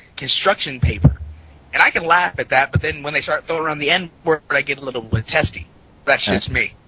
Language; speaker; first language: English; native; English